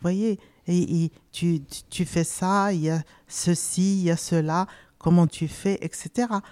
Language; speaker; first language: French; non-native, local second language; Arabic